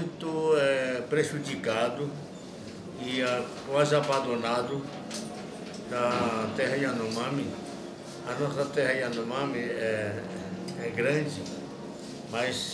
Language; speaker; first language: Portuguese; non-native, local second language; Yanomámi